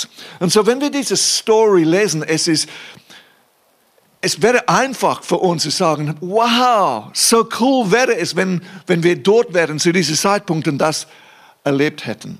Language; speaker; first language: German; non-native, fluent; English